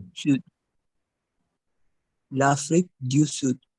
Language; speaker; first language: French; non-native, learner; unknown